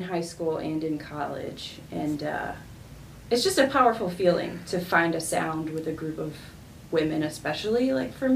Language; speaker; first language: English; native; English